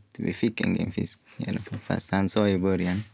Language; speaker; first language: Swedish; non-native, fluent; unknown